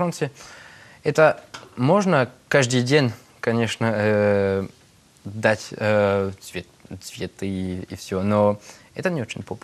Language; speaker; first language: Russian; non-native, learner; French